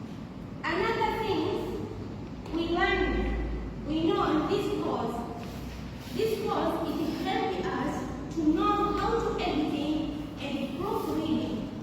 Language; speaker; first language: English; non-native, local second language; Swahili